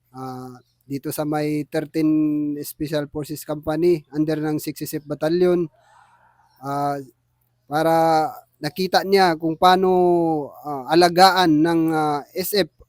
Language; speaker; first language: Filipino; non-native, local second language; Tausug